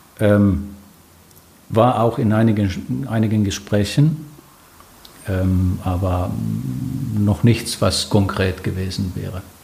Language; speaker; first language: German; non-native, fluent; Finnish